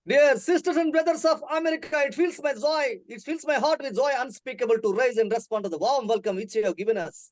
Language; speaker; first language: English; non-native, local second language; Telugu